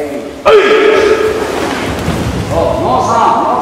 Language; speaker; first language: English; non-native, learner; Japanese